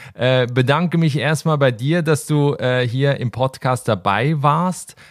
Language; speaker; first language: German; native; German